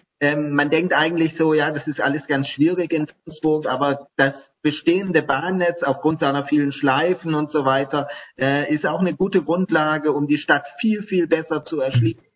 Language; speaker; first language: German; native; German